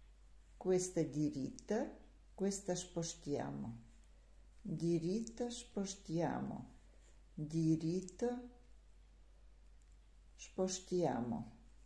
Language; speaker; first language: Italian; non-native, learner; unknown